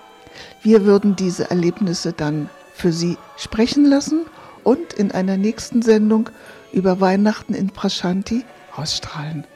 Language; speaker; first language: German; native; German